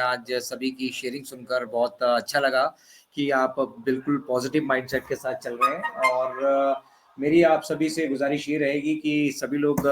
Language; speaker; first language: Hindi; native; Hindi